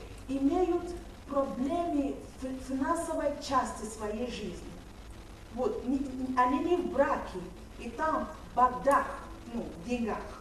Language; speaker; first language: Russian; non-native, fluent; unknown